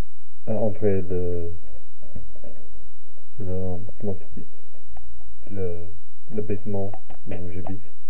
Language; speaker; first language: French; non-native, learner; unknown